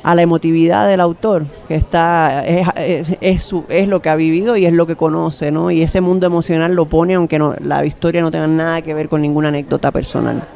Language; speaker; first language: Spanish; native; Spanish